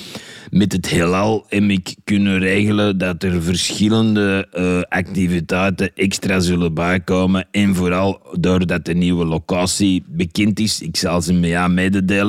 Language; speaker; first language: Dutch; native; Dutch